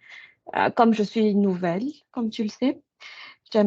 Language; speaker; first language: French; non-native, local second language; Malagasy